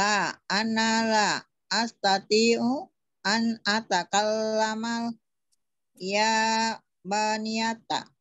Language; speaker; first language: Arabic; non-native, learner; Indonesian